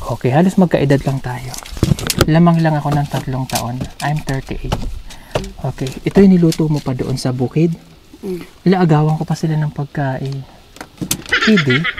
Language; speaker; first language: Filipino; non-native, local second language; Cebuano